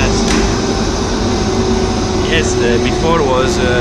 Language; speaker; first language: English; non-native, learner; Italian